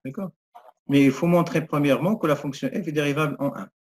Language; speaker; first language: French; non-native, local second language; Arabic